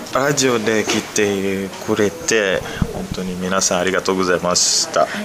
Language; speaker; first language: Japanese; non-native, learner; Bambara